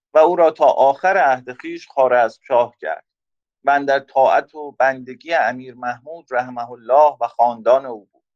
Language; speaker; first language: Persian; native; Persian